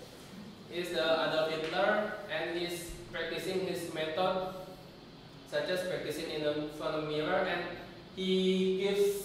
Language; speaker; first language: English; non-native, learner; Indonesian